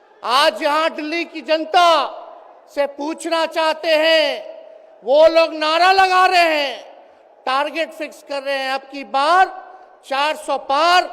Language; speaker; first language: Hindi; native; Hindi